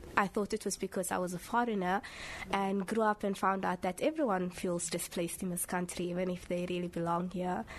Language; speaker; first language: English; early bilingual, other home language; Somali